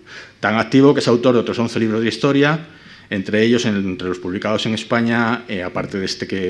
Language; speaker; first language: Spanish; native; Spanish